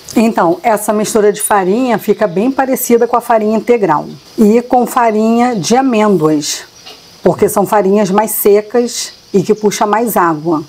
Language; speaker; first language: Portuguese; native; Portuguese